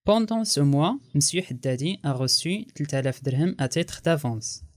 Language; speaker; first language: French; non-native, local second language; Arabic